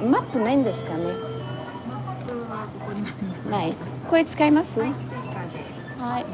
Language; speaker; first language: Japanese; non-native, fluent; French